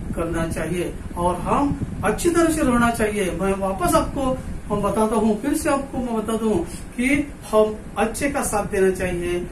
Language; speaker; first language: Hindi; non-native, local second language; Marathi